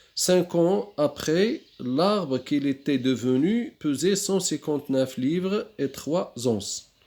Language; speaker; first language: French; non-native, local second language; Arabic